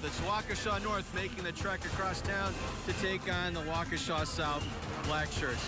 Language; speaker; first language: English; native; English